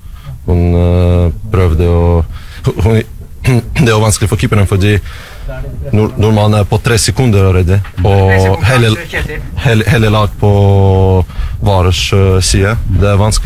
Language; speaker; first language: Norwegian; non-native, learner; Russian